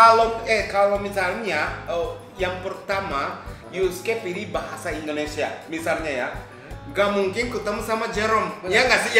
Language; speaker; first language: Indonesian; non-native, fluent; Japanese